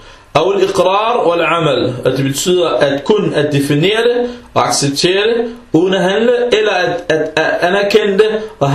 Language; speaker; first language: Danish; early bilingual, other home language; Arabic